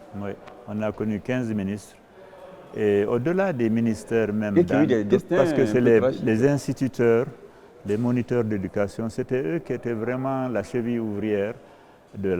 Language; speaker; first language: French; non-native, local second language; Fula